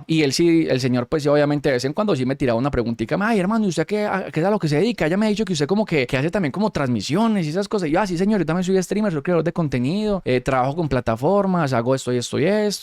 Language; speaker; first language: Spanish; native; Spanish